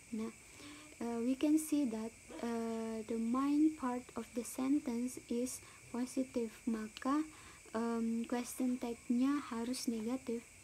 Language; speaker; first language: English; non-native, learner; Indonesian